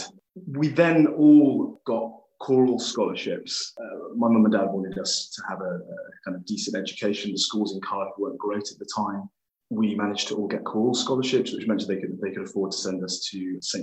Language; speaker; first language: English; native; English